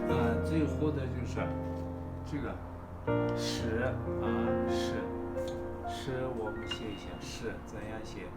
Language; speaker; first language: Chinese; non-native, fluent; Kazakh